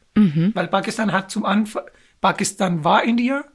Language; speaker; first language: German; non-native, learner; Urdu